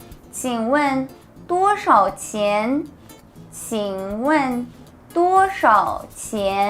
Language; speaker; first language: Chinese; non-native, fluent; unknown